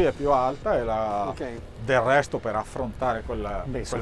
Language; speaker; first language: Italian; native; Italian